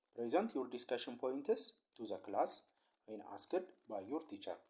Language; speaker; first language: English; non-native, local second language; Amharic